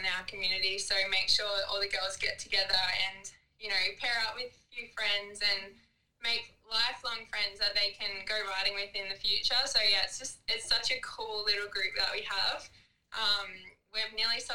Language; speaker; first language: English; native; English